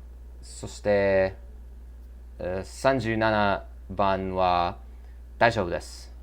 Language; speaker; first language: Japanese; non-native, learner; English